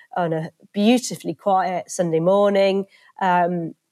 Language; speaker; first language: English; native; English